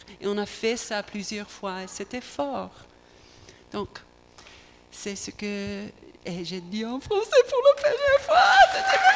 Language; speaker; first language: French; non-native, learner; English